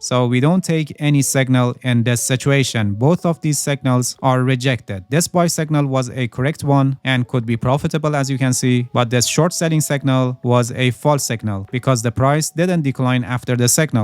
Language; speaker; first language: English; non-native, fluent; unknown